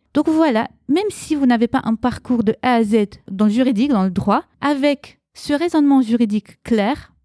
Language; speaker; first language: French; early bilingual, other home language; Romanian